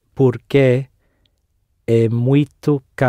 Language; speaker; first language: Portuguese; non-native, learner; English